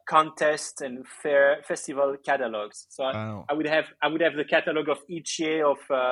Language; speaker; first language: English; early bilingual, other home language; Greek